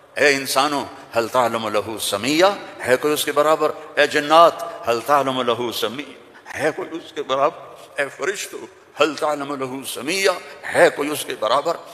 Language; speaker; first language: Urdu; non-native, local second language; Punjabi